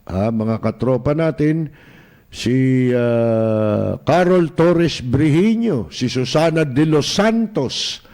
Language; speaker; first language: Filipino; native; Filipino